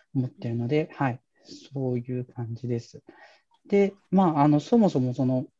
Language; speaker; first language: Japanese; native; Japanese